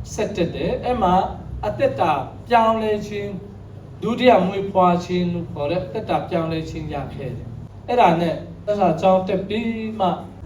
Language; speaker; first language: Burmese; non-native, local second language; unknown